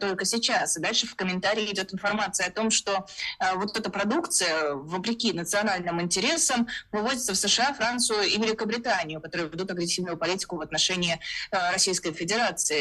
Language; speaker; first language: Russian; native; Russian